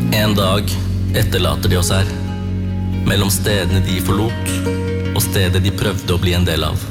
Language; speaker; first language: Norwegian; early bilingual, other home language; Tamil